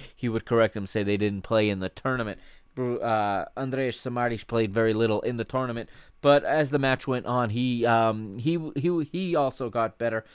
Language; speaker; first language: English; native; English